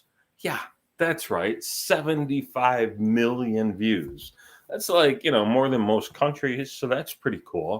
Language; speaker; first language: English; native; English